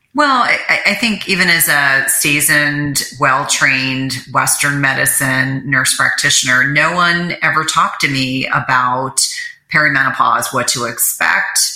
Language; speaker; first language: English; native; English